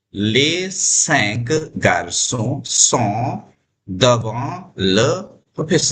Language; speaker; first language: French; non-native, fluent; Hindi